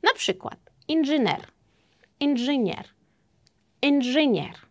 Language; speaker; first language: Polish; non-native, fluent; Uzbek